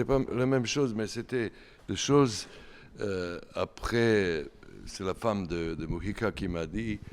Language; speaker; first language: French; non-native, learner; Serbian